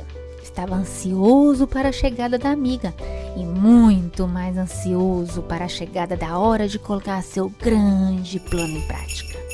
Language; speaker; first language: Portuguese; native; Portuguese